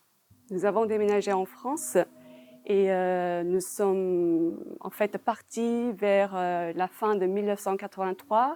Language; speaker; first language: French; non-native, fluent; Korean